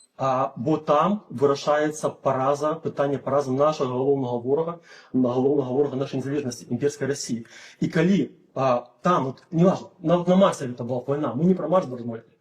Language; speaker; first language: Belarusian; non-native, local second language; Russian